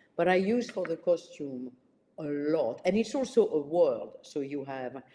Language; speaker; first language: English; early bilingual, other home language; Arabic